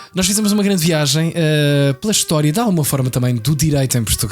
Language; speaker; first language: Portuguese; native; Portuguese